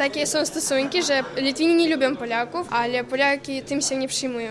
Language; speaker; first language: Polish; early bilingual, heritage; Polish